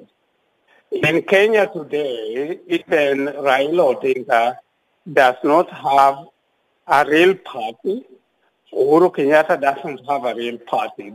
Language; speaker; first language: English; non-native, local second language; Luo (Kenya and Tanzania)